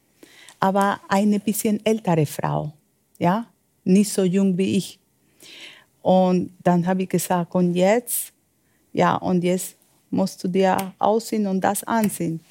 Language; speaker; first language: German; non-native, learner; Spanish